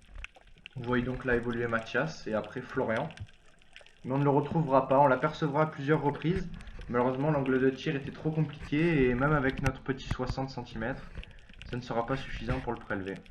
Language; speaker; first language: French; native; French